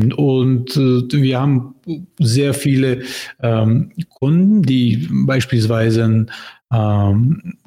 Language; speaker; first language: German; non-native, fluent; Bulgarian